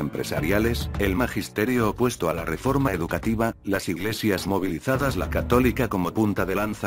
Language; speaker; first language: Spanish; native; Spanish